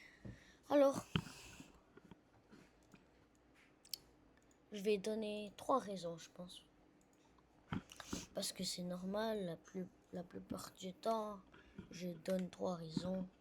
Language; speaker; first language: French; non-native, learner; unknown